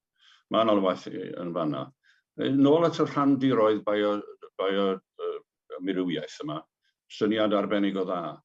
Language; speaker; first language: Welsh; native; Welsh